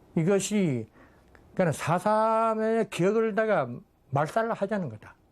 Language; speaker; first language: Korean; early bilingual, heritage; Korean